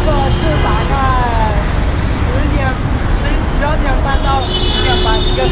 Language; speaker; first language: Chinese; non-native, learner; Bangla